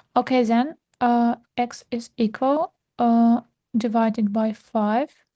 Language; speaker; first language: English; non-native, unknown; Ukrainian